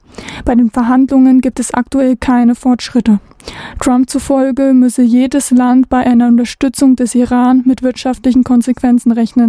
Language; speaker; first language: German; native; German